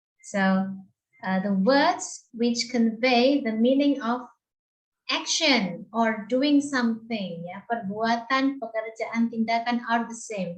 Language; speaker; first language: English; non-native, fluent; Indonesian